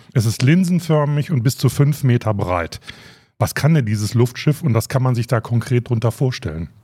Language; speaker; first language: German; native; German